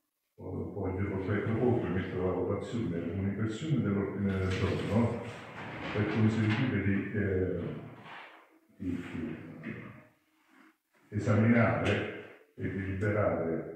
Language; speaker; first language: Italian; native; Italian